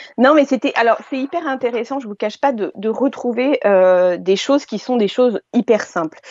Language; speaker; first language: French; native; French